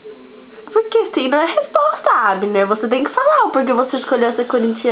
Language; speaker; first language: Portuguese; native; Portuguese